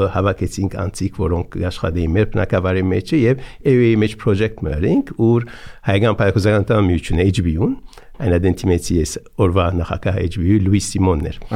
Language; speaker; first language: Armenian; early bilingual, heritage; Armenian